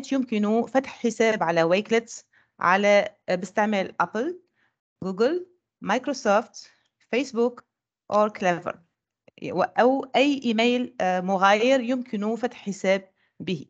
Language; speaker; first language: Arabic; native; Arabic